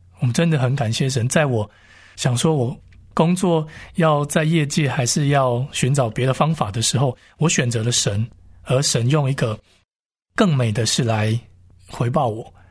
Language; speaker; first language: Chinese; native; Chinese